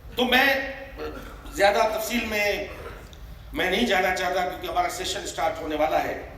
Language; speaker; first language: Urdu; non-native, local second language; Sindhi